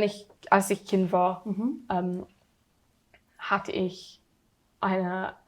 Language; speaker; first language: German; non-native, learner; English